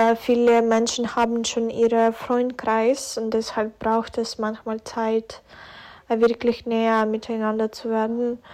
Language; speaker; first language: German; non-native, fluent; Ukrainian